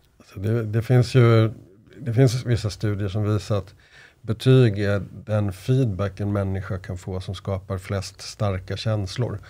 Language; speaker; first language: Swedish; native; Swedish